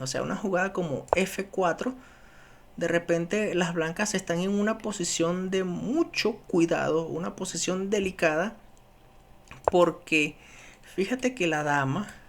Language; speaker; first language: Spanish; native; Spanish